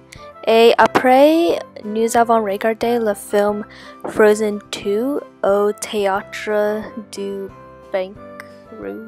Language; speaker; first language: French; non-native, learner; English